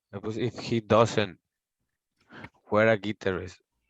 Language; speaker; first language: English; non-native, learner; Spanish